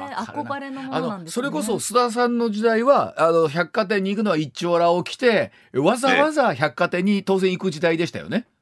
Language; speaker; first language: Japanese; native; Japanese